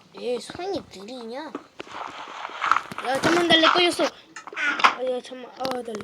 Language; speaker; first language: Korean; native; Korean